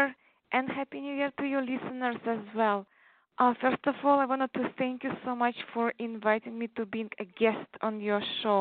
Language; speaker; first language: English; non-native, fluent; Tatar